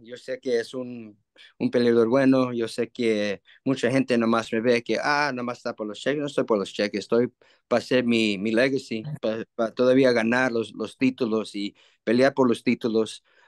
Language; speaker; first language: Spanish; early bilingual, other home language; English